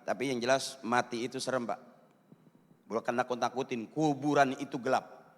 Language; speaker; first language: Malay; native; Malay